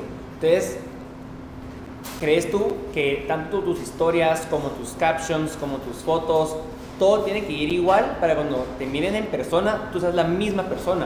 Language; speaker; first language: Spanish; native; Spanish